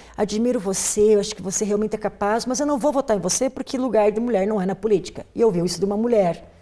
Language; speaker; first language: Portuguese; native; Portuguese